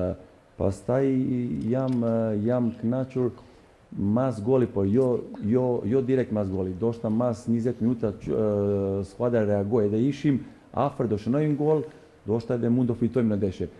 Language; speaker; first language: Albanian; non-native, learner; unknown